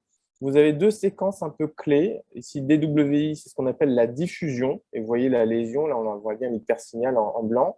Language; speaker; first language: French; native; French